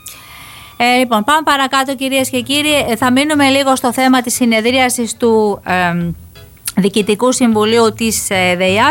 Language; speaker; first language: Greek; native; Greek